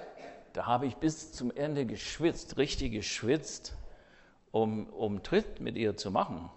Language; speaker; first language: German; non-native, fluent; English